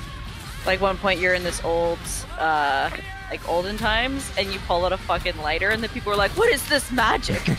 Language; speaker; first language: English; native; English